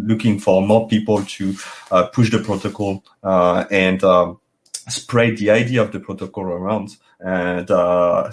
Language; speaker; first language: English; non-native, fluent; French